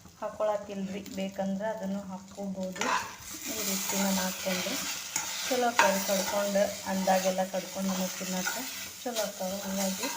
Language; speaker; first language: Kannada; native; Kannada